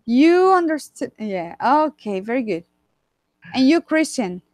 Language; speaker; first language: English; non-native, fluent; Spanish